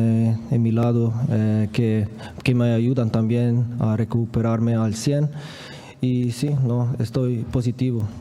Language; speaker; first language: Spanish; non-native, fluent; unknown